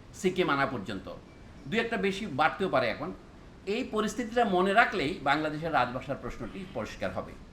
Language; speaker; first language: Bangla; non-native, local second language; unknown